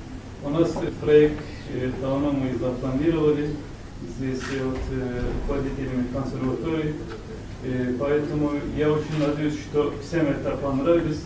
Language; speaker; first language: Russian; non-native, fluent; Turkish